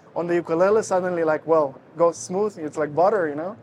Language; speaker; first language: English; non-native, fluent; Russian